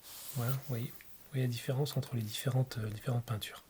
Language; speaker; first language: French; native; French